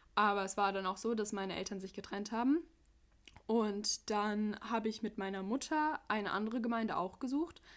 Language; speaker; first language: German; early bilingual, other home language; English